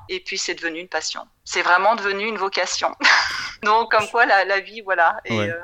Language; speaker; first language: French; native; French